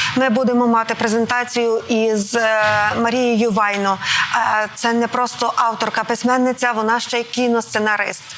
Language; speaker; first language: Ukrainian; native; Ukrainian